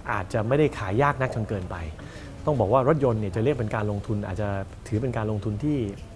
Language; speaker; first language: Thai; native; Thai